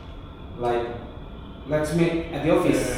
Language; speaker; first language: English; non-native, local second language; Indonesian